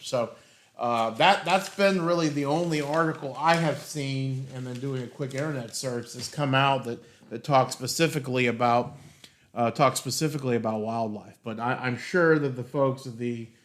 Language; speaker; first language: English; native; English